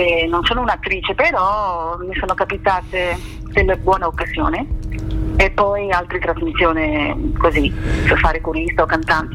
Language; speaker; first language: Italian; non-native, fluent; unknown